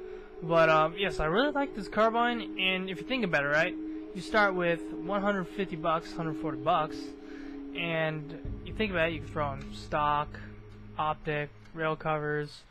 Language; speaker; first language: English; native; English